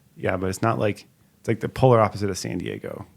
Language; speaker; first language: English; native; English